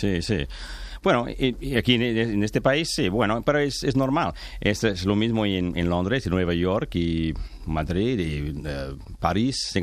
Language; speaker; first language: Spanish; non-native, learner; English